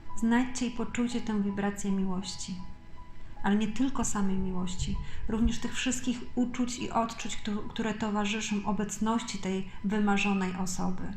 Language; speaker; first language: Polish; native; Polish